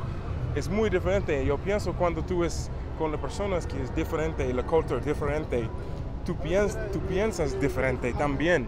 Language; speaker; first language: Spanish; non-native, learner; English